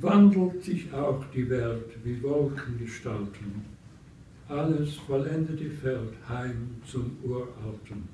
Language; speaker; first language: German; early bilingual, heritage; English